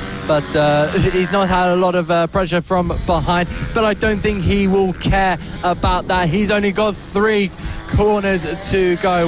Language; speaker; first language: English; native; English